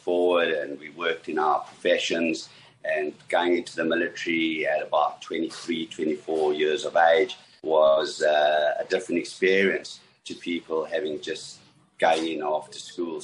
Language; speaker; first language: English; native; English